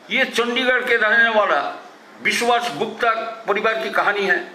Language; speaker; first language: Hindi; non-native, local second language; Bangla